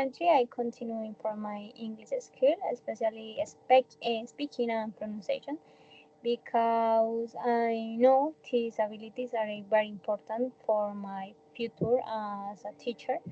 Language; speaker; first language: English; non-native, learner; Spanish